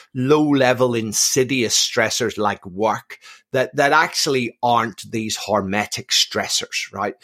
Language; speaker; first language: English; native; English